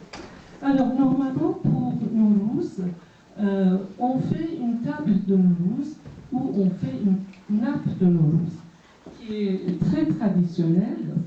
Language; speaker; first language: French; non-native, fluent; Persian